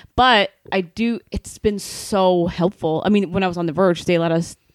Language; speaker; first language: English; non-native, fluent; Swedish